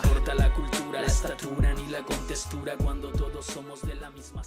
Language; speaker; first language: Spanish; native; Spanish